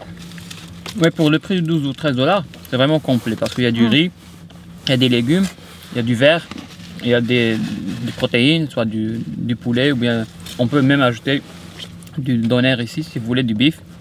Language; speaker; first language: French; non-native, local second language; Arabic